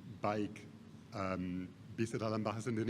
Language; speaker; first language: Indonesian; non-native, fluent; English